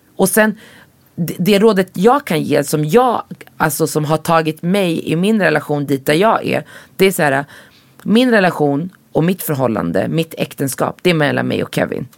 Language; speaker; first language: Swedish; early bilingual, other home language; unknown